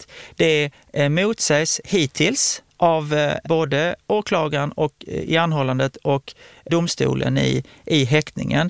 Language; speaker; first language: Swedish; native; Swedish